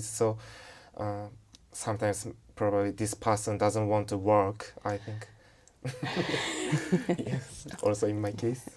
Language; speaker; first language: English; non-native, learner; Japanese